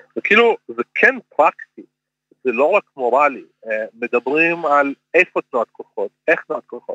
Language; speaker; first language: Hebrew; early bilingual, other home language; Russian